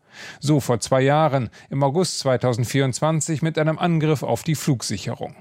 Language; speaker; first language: German; native; German